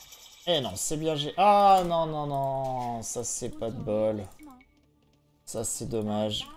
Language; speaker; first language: French; native; French